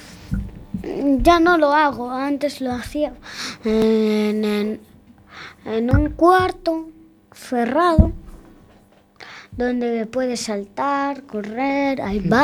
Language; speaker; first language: Spanish; early bilingual, other home language; Ukrainian